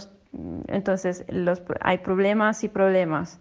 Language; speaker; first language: Spanish; non-native, fluent; Italian